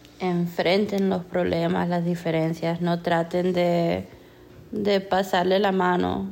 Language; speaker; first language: Spanish; non-native, fluent; English